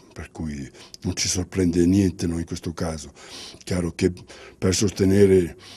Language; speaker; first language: Italian; native; Italian